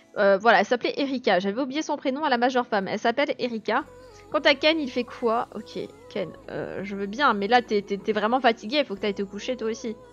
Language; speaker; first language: French; native; French